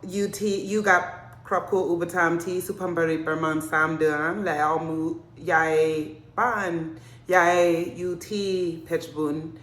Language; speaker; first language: Thai; non-native, learner; English